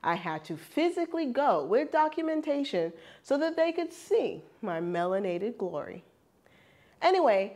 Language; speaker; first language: English; non-native, fluent; German